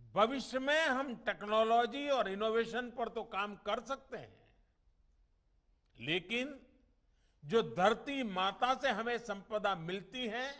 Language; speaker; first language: Hindi; non-native, local second language; Gujarati